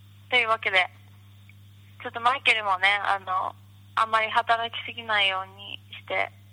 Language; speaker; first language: Japanese; native; Japanese